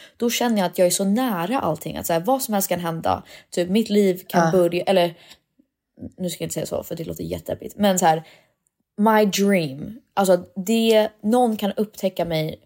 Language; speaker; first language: Swedish; early bilingual, heritage; Swedish